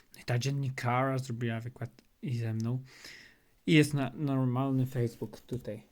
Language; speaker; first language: Polish; non-native, learner; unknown